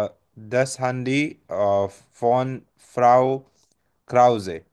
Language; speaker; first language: German; non-native, learner; Bangla